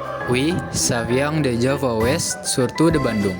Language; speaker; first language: French; non-native, learner; Indonesian